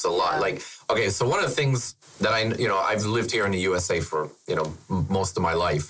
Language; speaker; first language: English; non-native, fluent; German